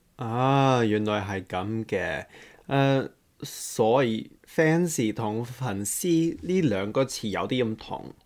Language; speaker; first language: Cantonese; non-native, fluent; English